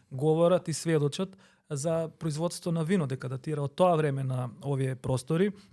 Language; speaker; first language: Macedonian; native; Macedonian